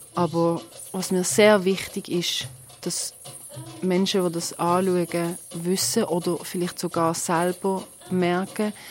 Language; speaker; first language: German; native; German